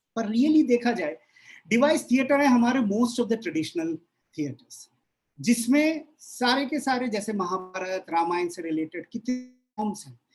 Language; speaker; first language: Hindi; non-native, local second language; Bangla